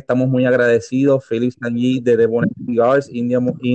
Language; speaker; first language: Spanish; native; Spanish